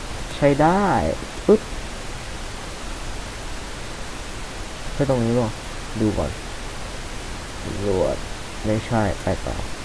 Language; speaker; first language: Thai; native; Thai